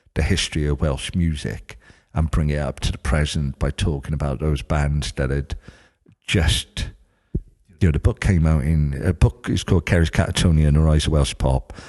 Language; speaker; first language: English; native; English